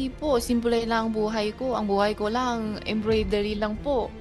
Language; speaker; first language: Filipino; early bilingual, other home language; Chinese